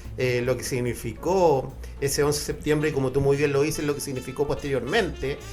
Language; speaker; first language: Spanish; native; Spanish